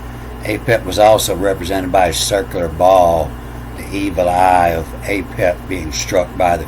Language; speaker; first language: English; native; English